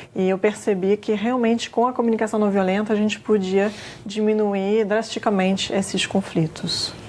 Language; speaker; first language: Portuguese; non-native, fluent; French